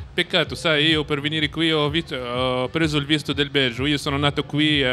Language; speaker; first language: Italian; non-native, fluent; Arabic